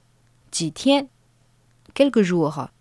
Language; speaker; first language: French; non-native, fluent; Chinese